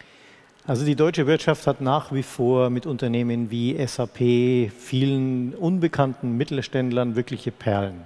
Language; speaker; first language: German; native; German